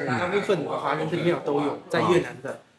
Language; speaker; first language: Chinese; early bilingual, heritage; Chinese